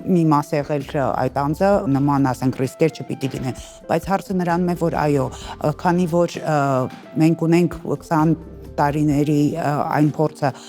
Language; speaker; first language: Armenian; native; Armenian